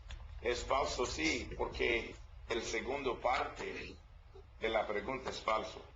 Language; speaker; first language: Spanish; non-native, learner; English